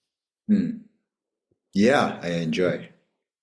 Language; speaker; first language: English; non-native, learner; Japanese